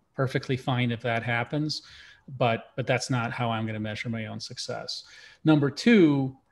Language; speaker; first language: English; early bilingual, other home language; Russian